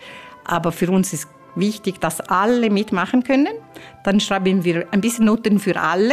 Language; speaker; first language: German; non-native, fluent; Italian